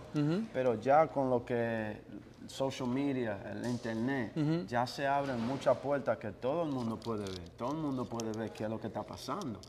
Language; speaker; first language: Spanish; early bilingual, heritage; Spanish